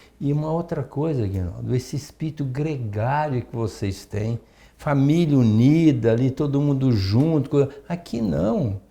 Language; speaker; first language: Portuguese; native; Portuguese